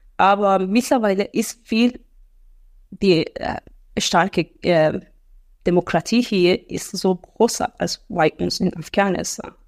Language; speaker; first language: German; non-native, fluent; Persian